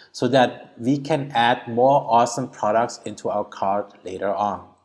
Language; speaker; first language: English; early bilingual, other home language; Thai